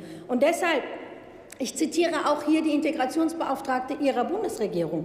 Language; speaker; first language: German; early bilingual, other home language; Turkish